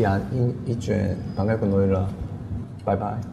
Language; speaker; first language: Vietnamese; non-native, learner; Korean